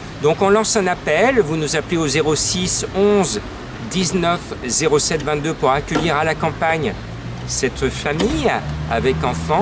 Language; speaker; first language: French; native; French